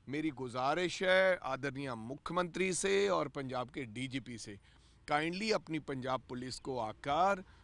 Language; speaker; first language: Hindi; non-native, local second language; Punjabi